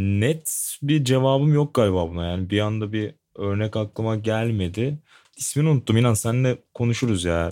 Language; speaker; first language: Turkish; native; Turkish